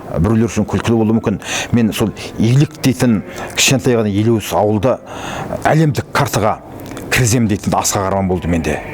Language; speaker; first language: Kazakh; native; Kazakh